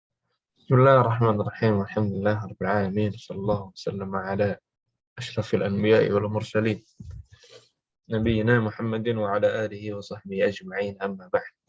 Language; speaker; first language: Arabic; non-native, fluent; Indonesian